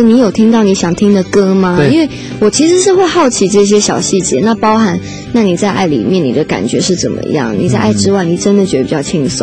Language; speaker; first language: Chinese; native; Chinese